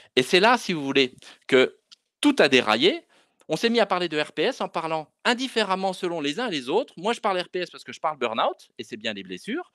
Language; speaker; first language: French; native; French